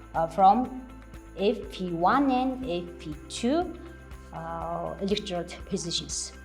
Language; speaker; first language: English; non-native, learner; Mongolian